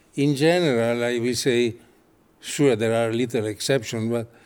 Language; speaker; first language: English; non-native, fluent; Italian